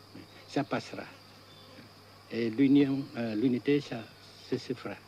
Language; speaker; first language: French; non-native, fluent; Vietnamese